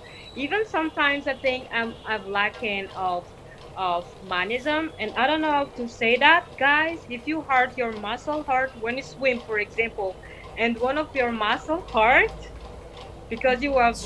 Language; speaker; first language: English; non-native, fluent; Malagasy